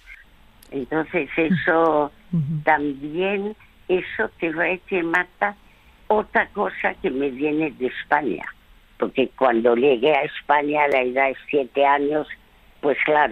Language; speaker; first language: Spanish; early bilingual, other home language; French